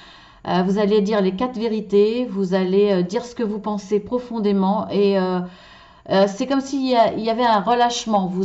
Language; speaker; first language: French; native; French